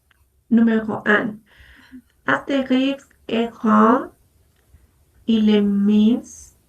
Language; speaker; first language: French; non-native, learner; Spanish